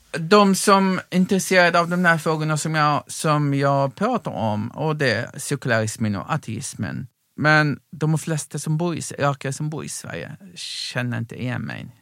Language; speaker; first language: Swedish; non-native, fluent; Arabic